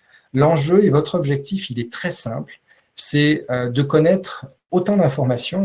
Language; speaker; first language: French; native; French